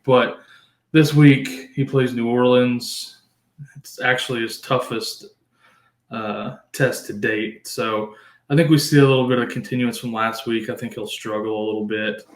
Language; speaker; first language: English; native; English